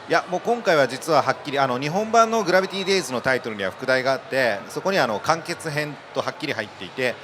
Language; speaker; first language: Japanese; native; Japanese